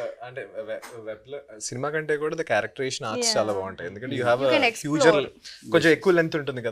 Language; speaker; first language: Telugu; native; Telugu